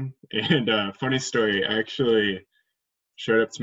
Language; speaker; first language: English; native; English